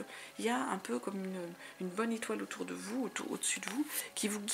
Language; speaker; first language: French; native; French